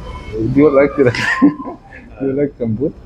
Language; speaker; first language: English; non-native, fluent; Arabic